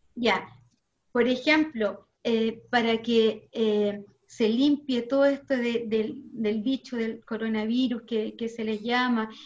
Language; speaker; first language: Spanish; native; Spanish